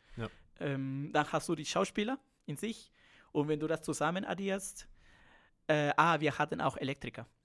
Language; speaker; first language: German; non-native, fluent; Spanish